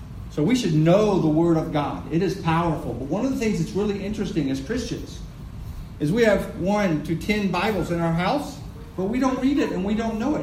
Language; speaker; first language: English; native; English